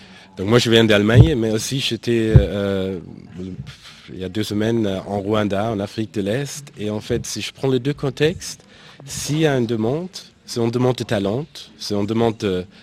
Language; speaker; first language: French; non-native, fluent; German